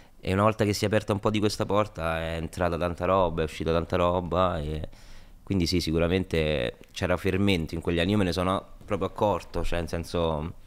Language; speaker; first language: Italian; native; Italian